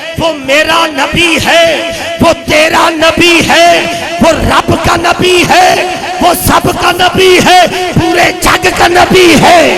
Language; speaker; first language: Urdu; non-native, local second language; Punjabi